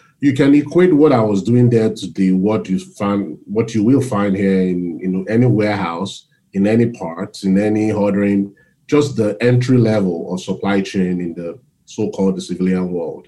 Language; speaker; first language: English; non-native, local second language; Yoruba